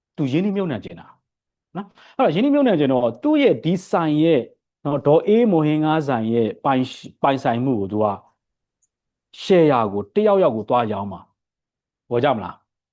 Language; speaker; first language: Burmese; native; Burmese